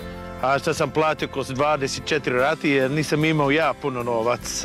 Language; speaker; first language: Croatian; non-native, fluent; English